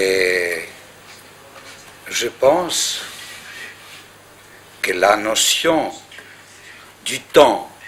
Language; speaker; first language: French; non-native, fluent; Greek